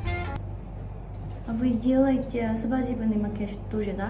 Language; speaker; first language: Russian; non-native, fluent; Korean